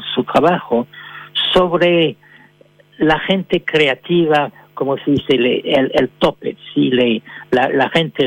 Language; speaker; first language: Spanish; non-native, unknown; French